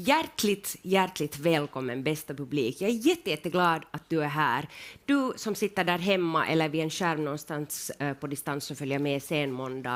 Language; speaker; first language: Swedish; native; Swedish